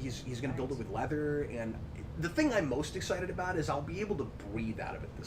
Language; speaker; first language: English; native; English